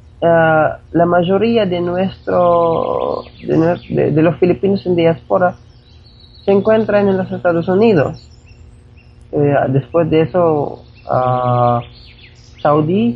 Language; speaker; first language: Spanish; non-native, fluent; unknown